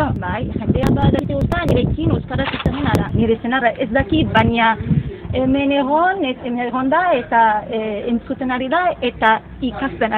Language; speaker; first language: Basque; non-native, learner; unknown